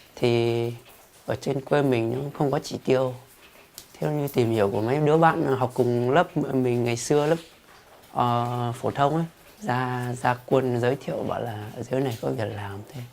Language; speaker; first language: Vietnamese; non-native, local second language; Hmong